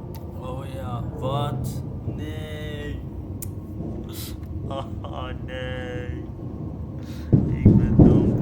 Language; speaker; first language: Dutch; non-native, local second language; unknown